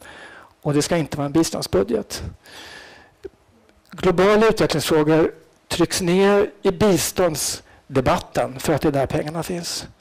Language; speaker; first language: Swedish; native; Swedish